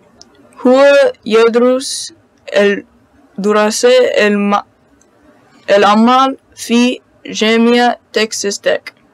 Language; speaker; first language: Arabic; non-native, learner; English